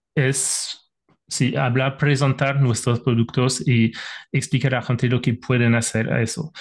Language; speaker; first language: Spanish; non-native, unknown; French